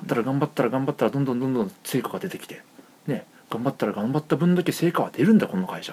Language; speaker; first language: Japanese; native; Japanese